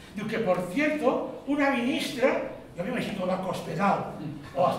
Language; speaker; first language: Spanish; native; Spanish